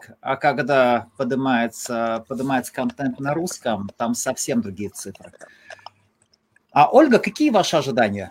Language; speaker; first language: Russian; non-native, local second language; Latvian